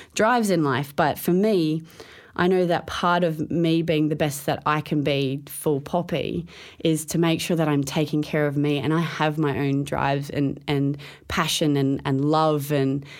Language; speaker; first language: English; native; English